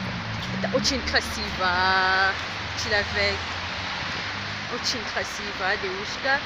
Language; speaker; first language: Russian; non-native, learner; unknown